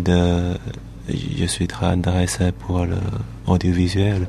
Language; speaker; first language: French; non-native, learner; Chinese